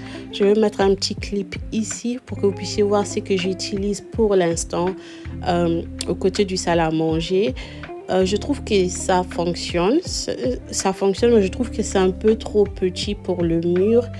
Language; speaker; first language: French; non-native, local second language; Lingala